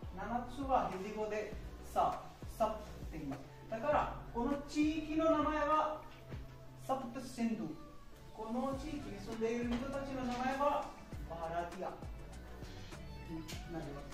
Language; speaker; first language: Japanese; non-native, learner; Punjabi